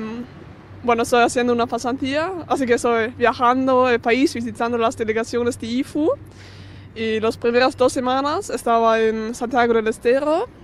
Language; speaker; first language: Spanish; non-native, fluent; German